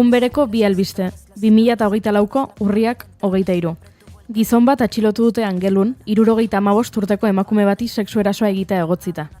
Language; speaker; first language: Basque; native; Basque